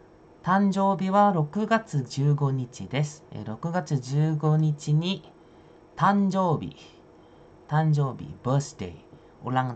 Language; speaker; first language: Japanese; non-native, fluent; Indonesian